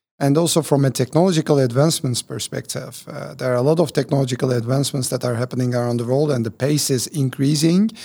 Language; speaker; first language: English; non-native, fluent; Turkish